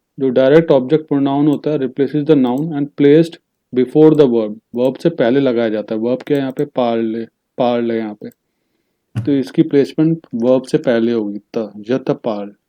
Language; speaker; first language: Hindi; native; Hindi